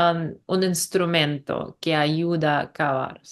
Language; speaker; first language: Spanish; non-native, learner; English